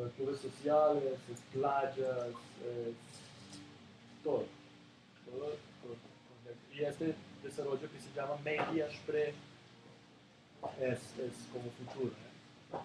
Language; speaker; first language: Spanish; non-native, learner; Serbian